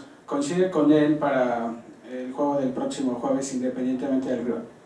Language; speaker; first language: Spanish; native; Spanish